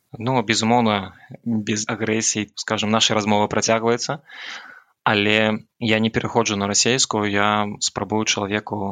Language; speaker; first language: Belarusian; non-native, local second language; Russian